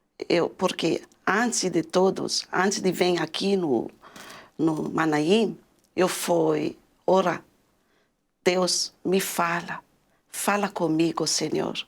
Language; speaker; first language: Portuguese; non-native, learner; Malagasy